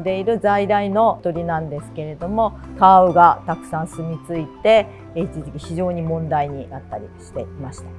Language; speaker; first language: Japanese; native; Japanese